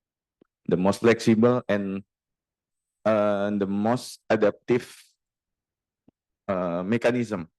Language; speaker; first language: English; non-native, learner; Indonesian